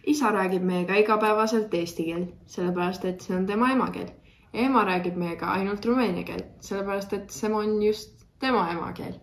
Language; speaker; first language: Estonian; early bilingual, heritage; Estonian